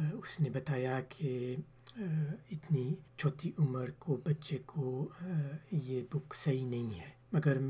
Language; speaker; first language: Urdu; early bilingual, heritage; Urdu